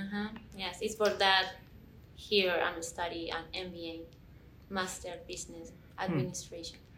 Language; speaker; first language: English; non-native, learner; Spanish